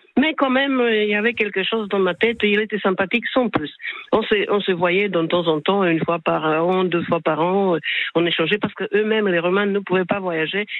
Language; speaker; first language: French; non-native, fluent; Slovak